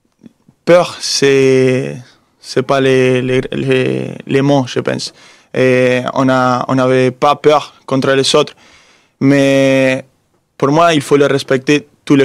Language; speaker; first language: French; non-native, fluent; Spanish